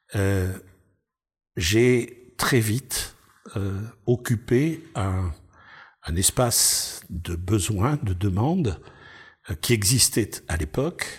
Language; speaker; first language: French; native; French